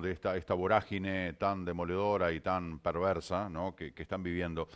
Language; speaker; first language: Spanish; native; Spanish